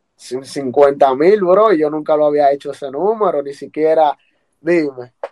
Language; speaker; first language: Spanish; native; Spanish